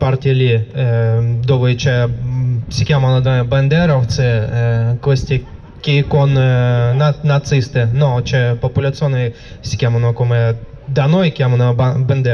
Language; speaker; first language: Italian; non-native, learner; Russian